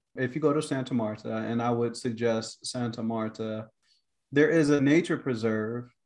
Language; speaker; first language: English; native; English